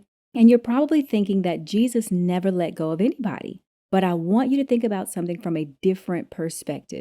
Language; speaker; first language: English; native; English